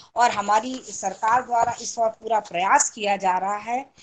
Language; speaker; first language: Hindi; native; Hindi